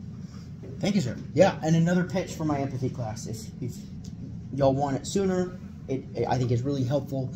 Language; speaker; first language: English; native; English